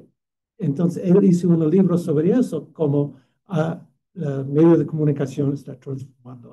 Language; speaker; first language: Spanish; non-native, fluent; English